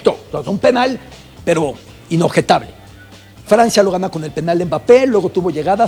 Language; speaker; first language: Spanish; native; Spanish